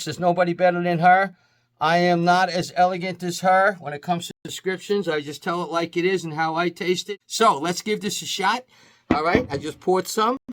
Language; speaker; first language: English; native; English